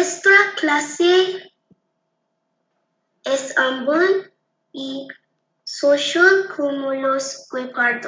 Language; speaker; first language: Spanish; non-native, learner; English